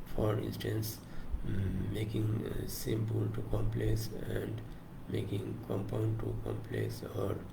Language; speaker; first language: English; non-native, local second language; Bangla